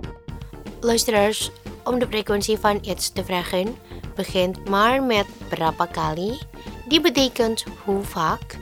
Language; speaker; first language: Dutch; non-native, learner; Indonesian